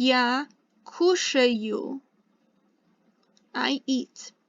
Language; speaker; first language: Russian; non-native, fluent; English